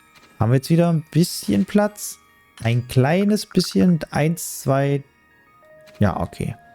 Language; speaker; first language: German; native; German